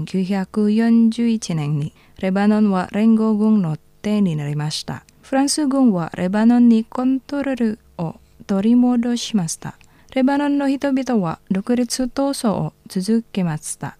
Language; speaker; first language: Japanese; non-native, learner; Indonesian